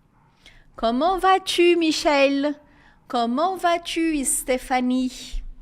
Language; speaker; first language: French; non-native, fluent; Portuguese